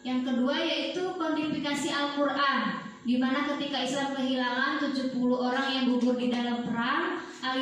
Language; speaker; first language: Indonesian; native; Indonesian